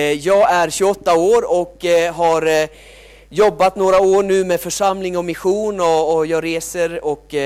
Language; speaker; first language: Swedish; early bilingual, other home language; Finnish